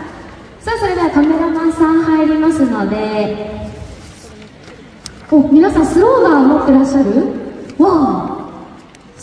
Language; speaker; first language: Japanese; native; Japanese